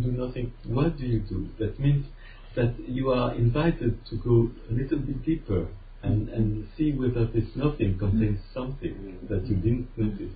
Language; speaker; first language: English; non-native, fluent; French